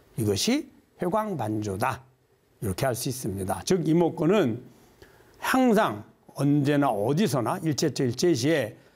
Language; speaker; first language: Korean; native; Korean